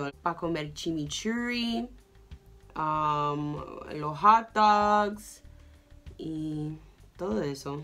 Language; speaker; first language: Spanish; early bilingual, heritage; English